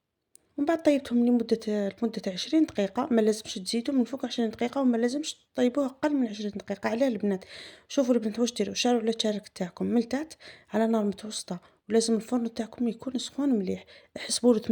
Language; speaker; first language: Arabic; native; Arabic